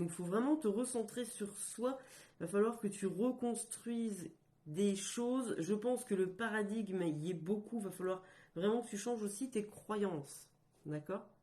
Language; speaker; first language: French; native; French